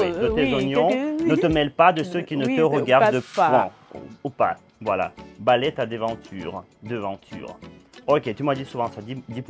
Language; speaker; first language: French; non-native, fluent; Russian